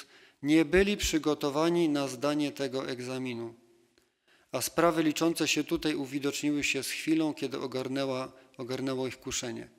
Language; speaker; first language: Polish; native; Polish